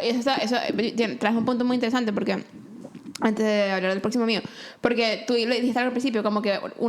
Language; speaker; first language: Spanish; native; Spanish